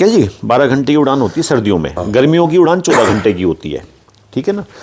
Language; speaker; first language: Hindi; native; Hindi